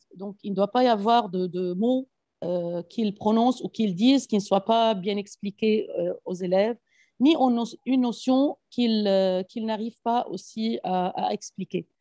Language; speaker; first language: French; non-native, local second language; Arabic